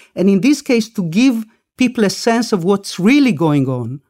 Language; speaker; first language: English; early bilingual, other home language; Spanish